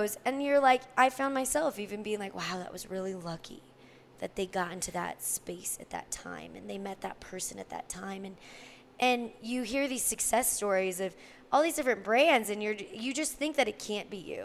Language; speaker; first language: English; native; English